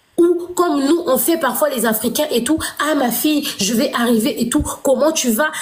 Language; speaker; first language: French; non-native, local second language; Lingala